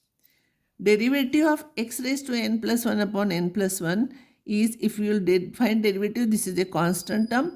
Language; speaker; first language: English; non-native, local second language; Marathi